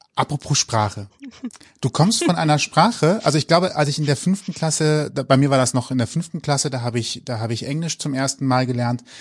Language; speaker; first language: German; native; German